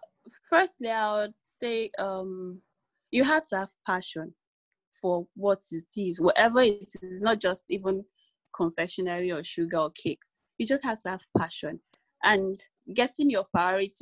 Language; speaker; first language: English; non-native, local second language; Yoruba